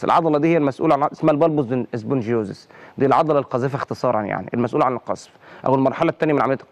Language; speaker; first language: Arabic; native; Arabic